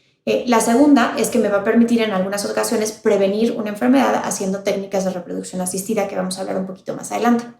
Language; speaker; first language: Spanish; native; Spanish